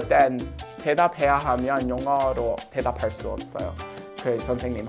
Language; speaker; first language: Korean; non-native, learner; English